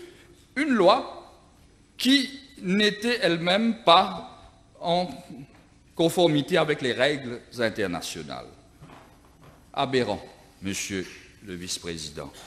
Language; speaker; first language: French; non-native, local second language; Morisyen